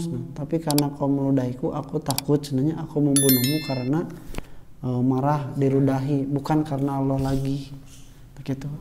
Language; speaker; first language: Indonesian; non-native, local second language; Sundanese